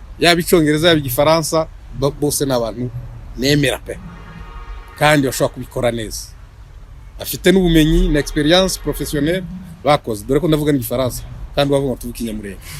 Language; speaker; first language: Kinyarwanda; native; Kinyarwanda